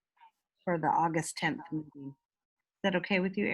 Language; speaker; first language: English; native; English